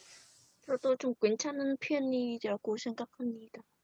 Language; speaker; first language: Korean; non-native, fluent; Vietnamese